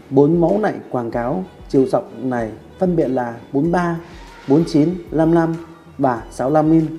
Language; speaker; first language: Vietnamese; non-native, fluent; Chinese